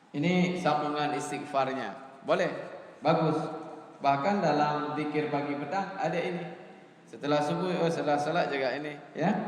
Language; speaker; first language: Malay; non-native, local second language; Achinese